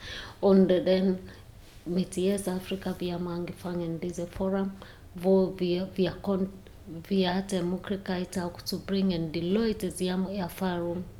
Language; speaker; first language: German; non-native, learner; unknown